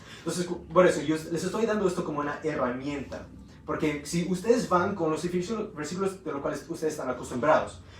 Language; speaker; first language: Spanish; early bilingual, heritage; Spanish